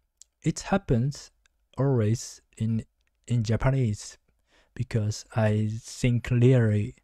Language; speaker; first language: English; non-native, learner; Japanese